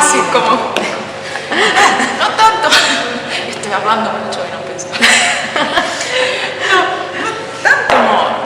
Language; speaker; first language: Spanish; non-native, fluent; Finnish